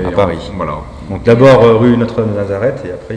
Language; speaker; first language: French; native; French